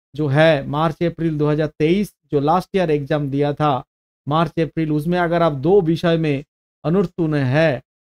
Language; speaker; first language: Hindi; non-native, local second language; Bangla